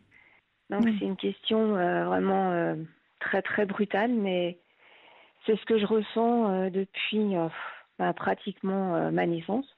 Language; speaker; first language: French; native; French